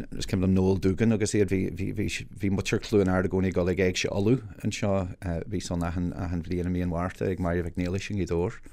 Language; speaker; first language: Irish; non-native, local second language; English